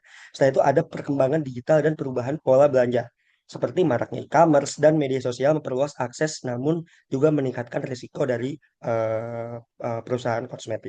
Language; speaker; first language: Indonesian; native; Indonesian